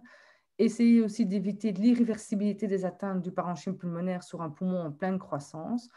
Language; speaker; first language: French; native; French